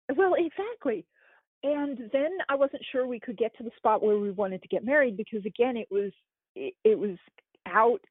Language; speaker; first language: English; native; English